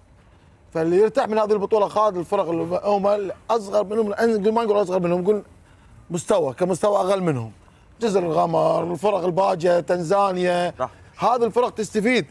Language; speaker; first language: Arabic; native; Arabic